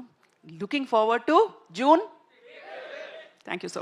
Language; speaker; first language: Telugu; non-native, local second language; Tamil